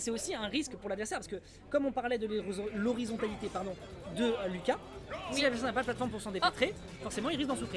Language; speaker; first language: French; native; French